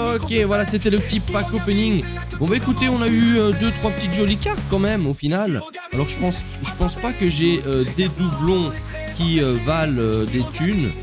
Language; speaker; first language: French; native; French